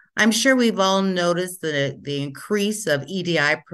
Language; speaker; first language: English; native; English